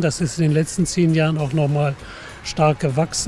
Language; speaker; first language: German; native; German